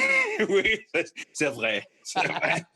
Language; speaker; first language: French; non-native, learner; English